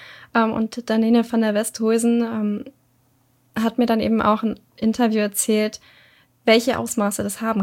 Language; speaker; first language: German; native; German